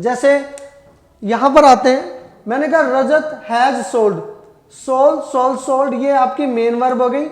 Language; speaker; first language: Hindi; native; Hindi